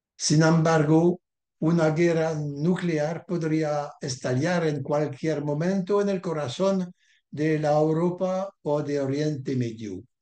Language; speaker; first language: Spanish; non-native, learner; French